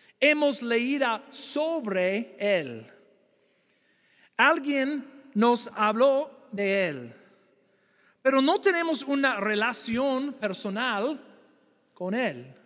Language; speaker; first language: Spanish; non-native, fluent; English